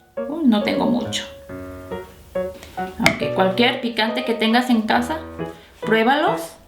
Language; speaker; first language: Spanish; non-native, fluent; Korean